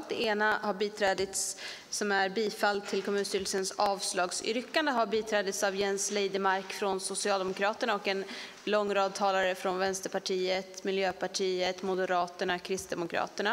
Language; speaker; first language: Swedish; native; Swedish